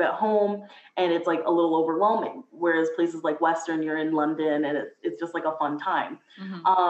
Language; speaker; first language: English; native; English